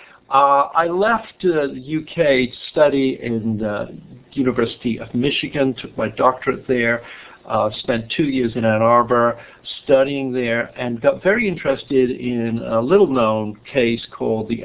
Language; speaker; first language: English; native; English